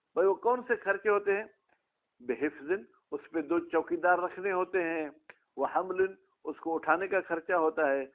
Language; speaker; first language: Urdu; non-native, local second language; Sindhi